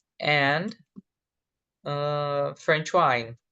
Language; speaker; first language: English; non-native, fluent; Portuguese